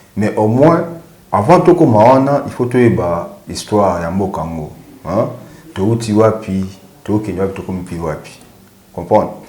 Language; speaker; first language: Lingala; native; Lingala